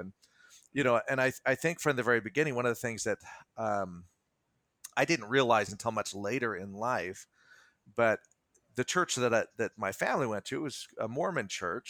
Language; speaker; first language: English; native; English